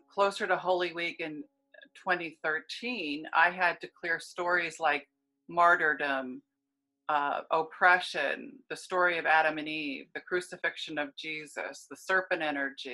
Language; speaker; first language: English; native; English